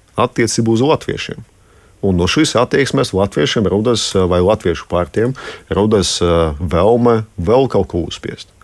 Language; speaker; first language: Latvian; non-native, local second language; Russian